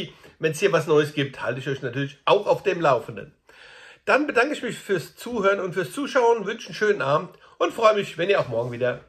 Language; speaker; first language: German; native; German